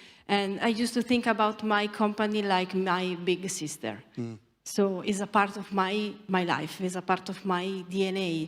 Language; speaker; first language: English; non-native, learner; Italian